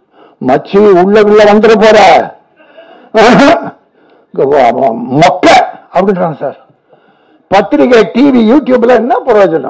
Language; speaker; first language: Tamil; native; Tamil